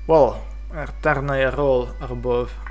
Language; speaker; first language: Welsh; non-native, fluent; English